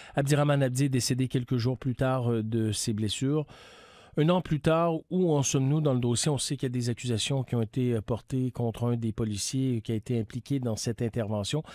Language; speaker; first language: French; native; French